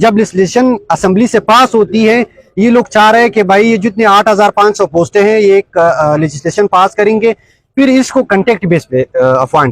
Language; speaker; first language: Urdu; non-native, local second language; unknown